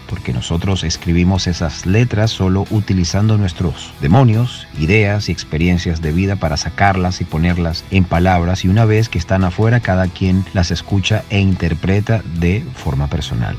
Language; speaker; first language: Spanish; native; Spanish